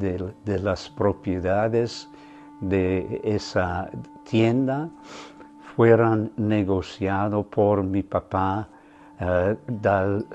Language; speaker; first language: Spanish; non-native, fluent; German